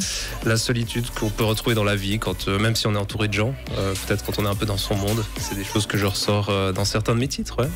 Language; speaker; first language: French; native; French